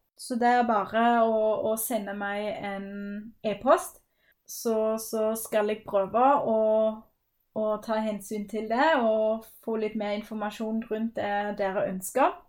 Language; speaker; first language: Norwegian; non-native, fluent; German